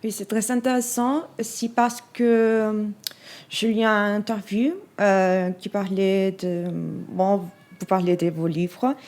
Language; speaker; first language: French; non-native, fluent; Spanish